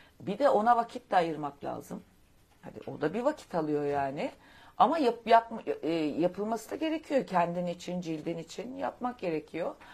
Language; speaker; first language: Turkish; native; Turkish